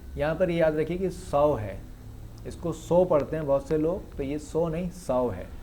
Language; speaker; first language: Urdu; native; Urdu